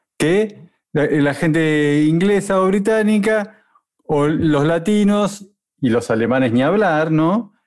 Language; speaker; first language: Spanish; native; Spanish